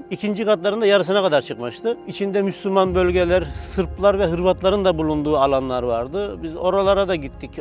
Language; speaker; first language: Turkish; native; Turkish